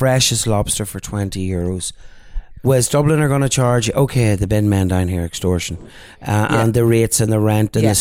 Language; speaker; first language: English; native; English